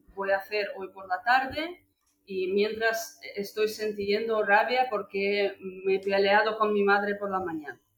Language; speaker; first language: Spanish; non-native, fluent; Russian